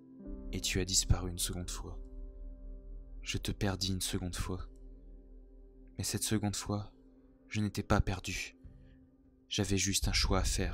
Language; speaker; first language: French; native; French